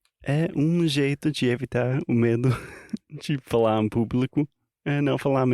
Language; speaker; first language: Portuguese; non-native, fluent; English